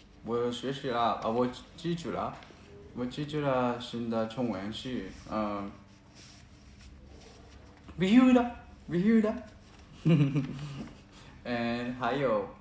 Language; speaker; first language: Chinese; non-native, learner; Japanese